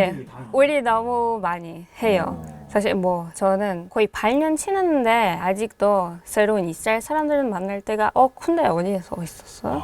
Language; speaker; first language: Korean; non-native, fluent; Hebrew